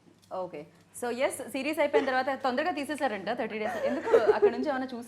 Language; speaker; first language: Telugu; native; Telugu